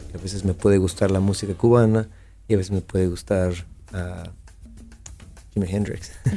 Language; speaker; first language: Spanish; native; Spanish